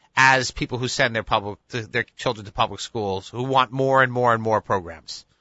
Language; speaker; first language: English; native; English